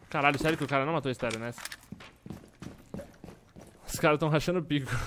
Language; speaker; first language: Portuguese; native; Portuguese